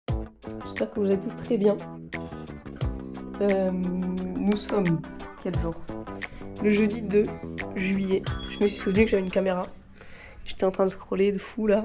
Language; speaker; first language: French; native; French